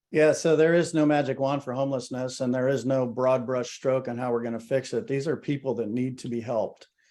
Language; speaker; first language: English; native; English